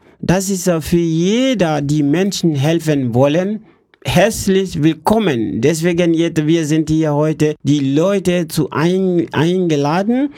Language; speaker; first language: German; non-native, learner; Mandingo